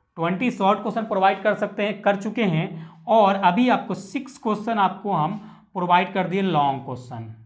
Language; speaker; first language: Hindi; native; Hindi